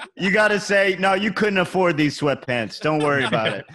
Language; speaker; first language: English; native; English